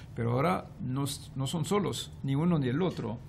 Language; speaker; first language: Spanish; non-native, fluent; French